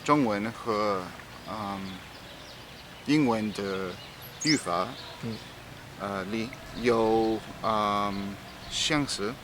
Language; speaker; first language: Chinese; non-native, learner; English